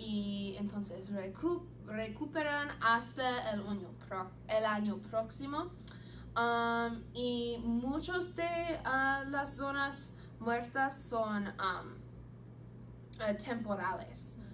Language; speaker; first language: Spanish; non-native, learner; English